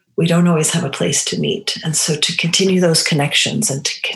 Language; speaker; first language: English; early bilingual, other home language; Romany